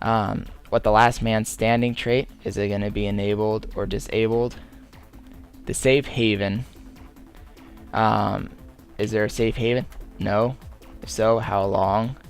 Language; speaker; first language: English; native; English